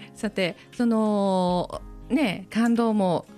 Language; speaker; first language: Japanese; native; Japanese